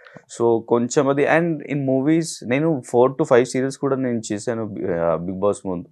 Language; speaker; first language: Telugu; non-native, learner; Hindi